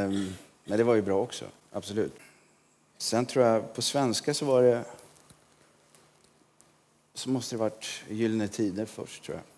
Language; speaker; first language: Swedish; native; Swedish